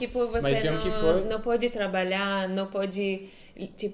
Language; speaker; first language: Portuguese; non-native, fluent; Hebrew